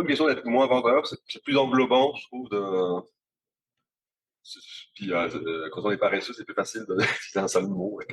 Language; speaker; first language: French; native; French